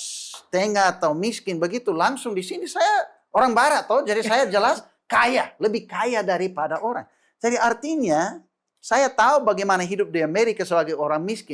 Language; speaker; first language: Indonesian; non-native, fluent; English